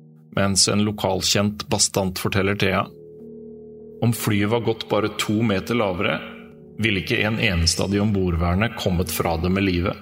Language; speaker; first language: Norwegian; native; Norwegian